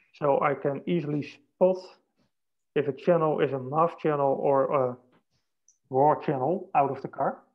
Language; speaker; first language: English; non-native, fluent; Dutch